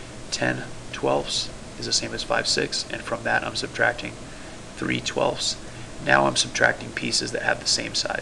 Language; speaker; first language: English; native; English